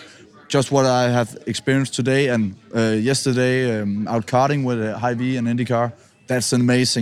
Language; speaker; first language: English; non-native, fluent; Danish